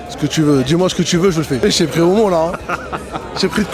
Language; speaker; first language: French; native; French